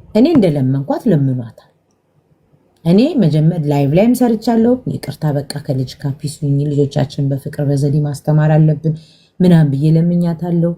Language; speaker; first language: Amharic; native; Amharic